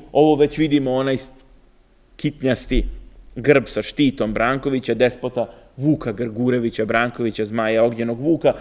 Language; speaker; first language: Serbian; native; Serbian